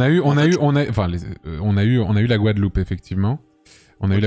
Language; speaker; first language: French; native; French